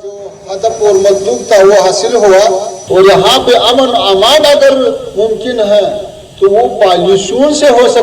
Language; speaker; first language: Hindi; non-native, fluent; Pashto